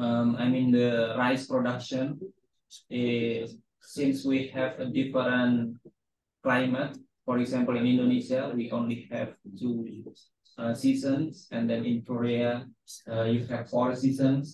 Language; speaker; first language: English; non-native, fluent; Indonesian